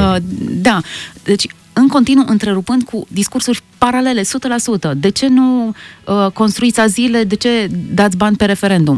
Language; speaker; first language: Romanian; native; Romanian